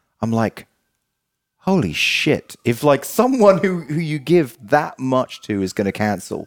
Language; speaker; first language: English; native; English